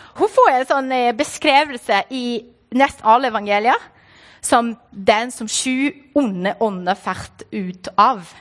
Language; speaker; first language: Norwegian; non-native, fluent; Portuguese